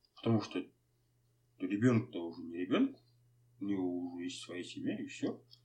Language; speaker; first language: Russian; non-native, local second language; Kazakh